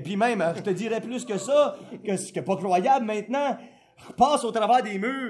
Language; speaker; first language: French; native; French